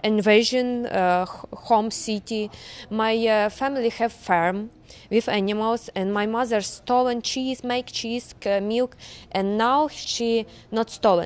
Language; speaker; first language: English; non-native, learner; Ukrainian